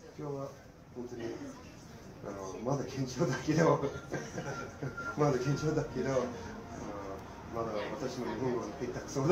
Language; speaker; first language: Japanese; non-native, learner; English